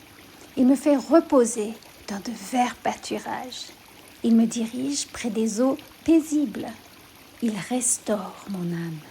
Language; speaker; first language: French; native; French